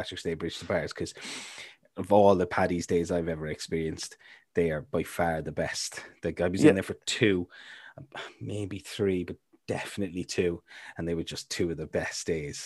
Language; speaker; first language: English; native; English